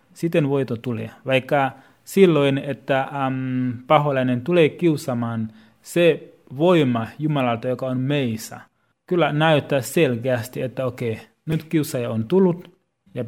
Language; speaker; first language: Finnish; non-native, fluent; Swahili